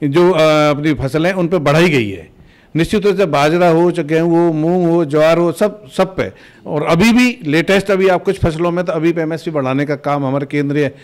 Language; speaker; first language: Hindi; native; Hindi